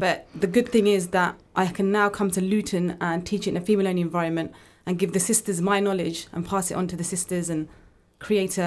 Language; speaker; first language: English; native; English